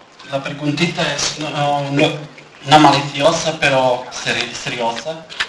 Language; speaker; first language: Spanish; non-native, learner; Serbian